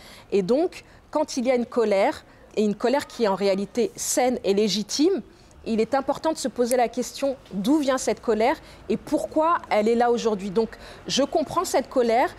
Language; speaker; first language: French; native; French